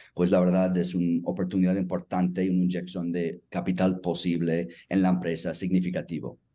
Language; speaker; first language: Spanish; non-native, fluent; English